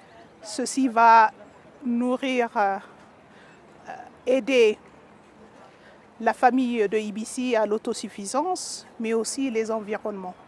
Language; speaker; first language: French; non-native, fluent; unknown